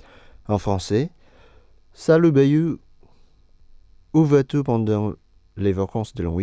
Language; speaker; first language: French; non-native, fluent; Indonesian